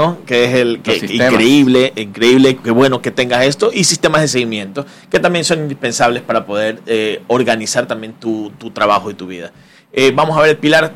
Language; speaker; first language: Spanish; native; Spanish